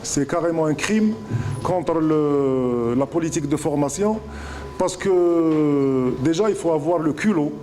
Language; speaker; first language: French; non-native, local second language; Arabic